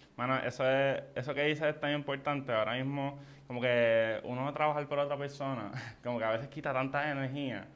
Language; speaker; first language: Spanish; native; Spanish